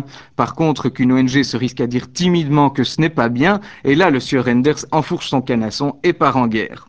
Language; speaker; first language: French; native; French